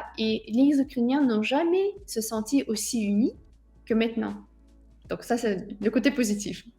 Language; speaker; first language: French; non-native, fluent; Russian